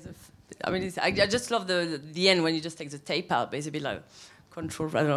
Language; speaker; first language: English; non-native, fluent; French